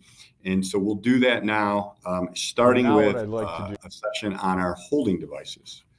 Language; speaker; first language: English; native; English